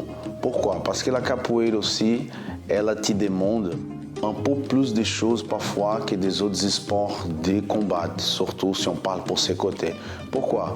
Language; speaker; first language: French; non-native, fluent; Portuguese